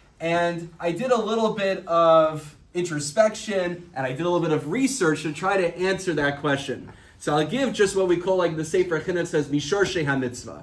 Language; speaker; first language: English; native; English